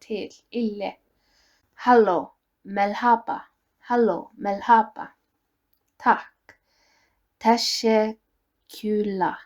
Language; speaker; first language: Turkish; non-native, learner; Icelandic